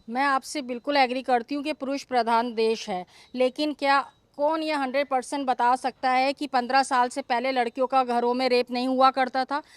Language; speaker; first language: Hindi; native; Hindi